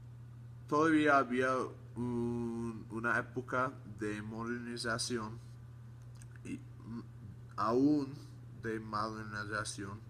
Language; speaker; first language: Spanish; non-native, learner; English